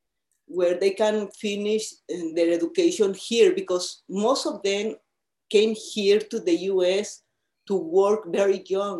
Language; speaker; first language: English; non-native, fluent; Spanish